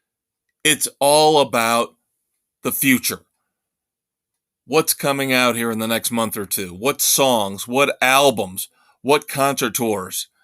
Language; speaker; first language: English; native; English